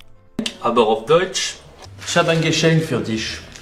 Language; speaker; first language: German; non-native, learner; French